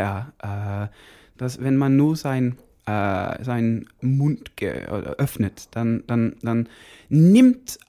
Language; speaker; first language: German; non-native, learner; Norwegian